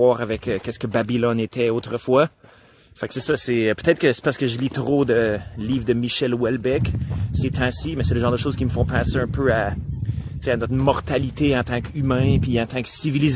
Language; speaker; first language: French; native; French